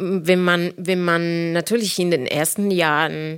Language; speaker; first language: German; non-native, fluent; Spanish